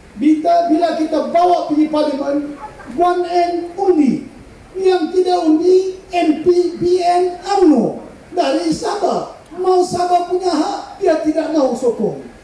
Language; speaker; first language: Malay; non-native, local second language; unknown